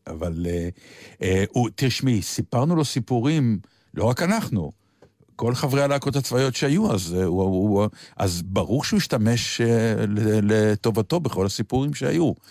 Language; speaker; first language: Hebrew; native; Hebrew